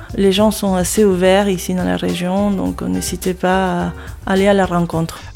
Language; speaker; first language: French; non-native, fluent; Spanish